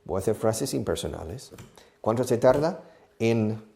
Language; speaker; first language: Spanish; non-native, fluent; English